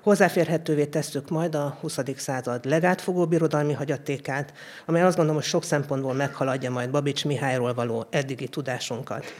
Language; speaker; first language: Hungarian; native; Hungarian